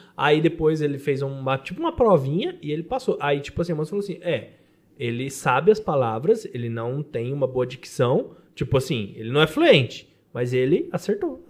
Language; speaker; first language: Portuguese; native; Portuguese